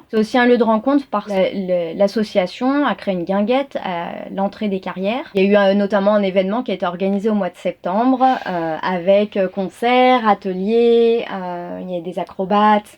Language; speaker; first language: French; native; French